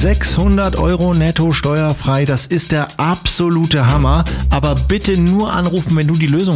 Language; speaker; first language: German; native; German